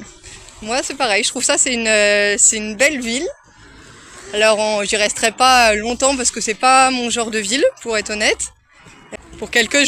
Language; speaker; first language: French; native; French